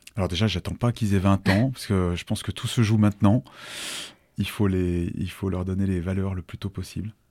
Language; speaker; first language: French; native; French